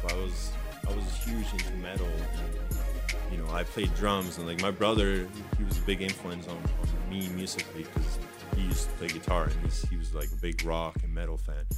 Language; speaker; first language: English; early bilingual, other home language; Spanish